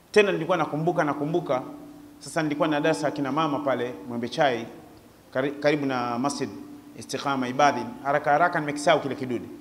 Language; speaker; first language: Swahili; native; Swahili